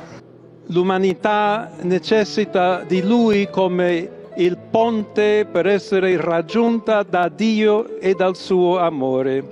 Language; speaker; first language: Italian; non-native, fluent; English